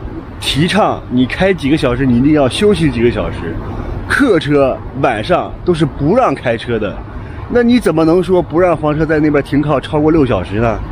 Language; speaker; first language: Chinese; native; Chinese